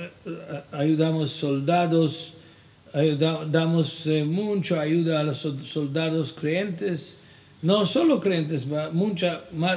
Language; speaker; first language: Spanish; non-native, fluent; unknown